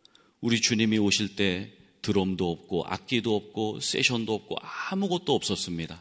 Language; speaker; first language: Korean; native; Korean